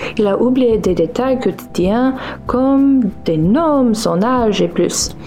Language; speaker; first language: French; non-native, learner; English